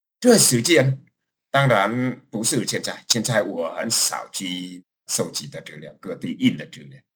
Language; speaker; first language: Chinese; non-native, fluent; Vietnamese